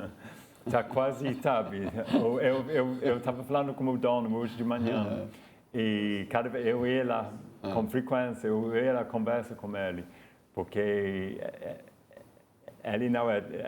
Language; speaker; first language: Portuguese; non-native, fluent; English